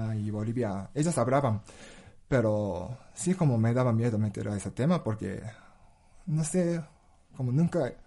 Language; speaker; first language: Spanish; non-native, fluent; Japanese